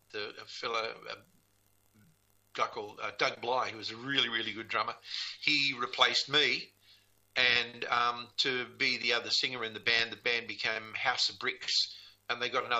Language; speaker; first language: English; native; English